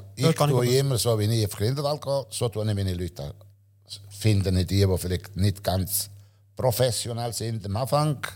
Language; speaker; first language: German; non-native, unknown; Italian